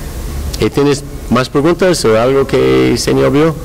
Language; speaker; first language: Spanish; non-native, learner; English